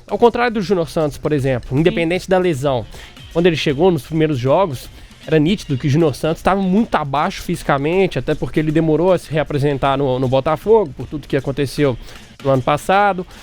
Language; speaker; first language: Portuguese; native; Portuguese